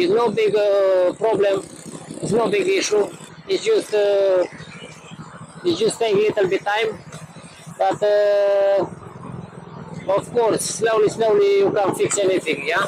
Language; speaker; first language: English; non-native, learner; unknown